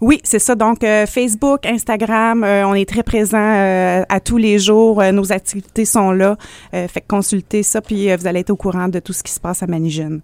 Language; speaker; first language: French; native; French